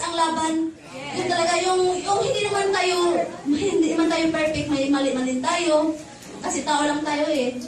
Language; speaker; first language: Filipino; non-native, local second language; Cebuano